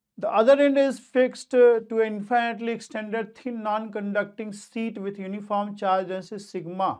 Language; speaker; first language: Hindi; native; Hindi